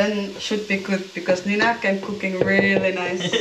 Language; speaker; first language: English; non-native, learner; Dutch